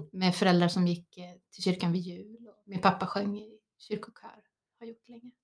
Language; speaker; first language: Swedish; early bilingual, other home language; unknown